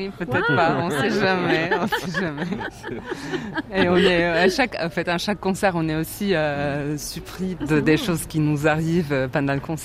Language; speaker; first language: French; non-native, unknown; Turkish